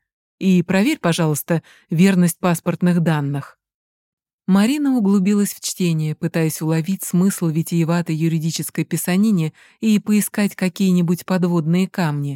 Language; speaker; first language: Russian; native; Russian